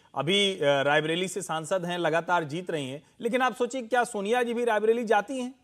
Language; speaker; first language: Hindi; native; Hindi